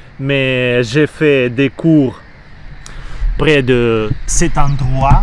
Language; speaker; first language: French; non-native, learner; Russian